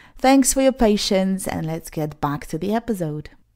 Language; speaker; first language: English; non-native, fluent; Polish